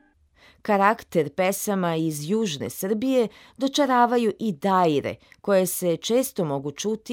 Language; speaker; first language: Serbian; native; Serbian